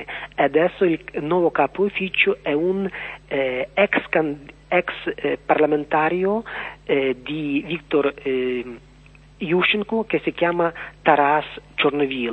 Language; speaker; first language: Italian; non-native, learner; Ukrainian